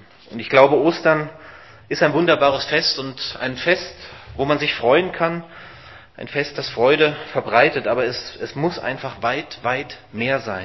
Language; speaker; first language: German; native; German